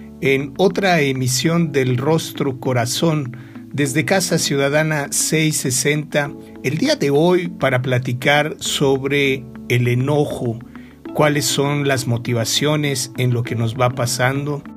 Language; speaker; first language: Spanish; native; Spanish